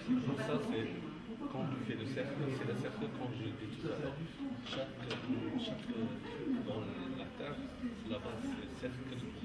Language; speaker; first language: French; non-native, local second language; Arabic